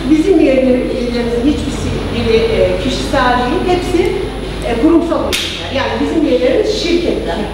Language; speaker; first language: Turkish; early bilingual, heritage; Turkish